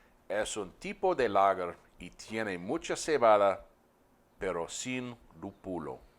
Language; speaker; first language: Spanish; non-native, learner; English